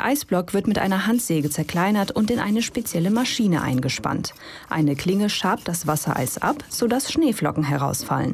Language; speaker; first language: German; native; German